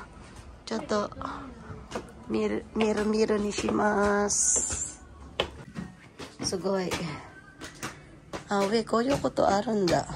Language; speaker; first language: Japanese; non-native, fluent; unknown